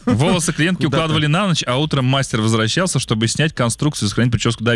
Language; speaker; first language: Russian; native; Russian